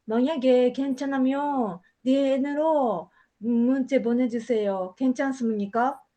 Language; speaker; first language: Korean; non-native, learner; Japanese